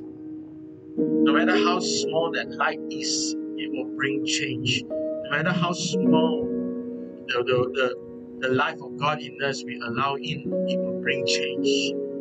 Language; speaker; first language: English; native; English